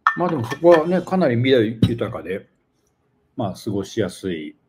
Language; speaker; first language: Japanese; native; Japanese